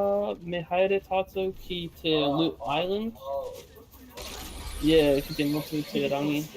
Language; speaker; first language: Māori; non-native, local second language; English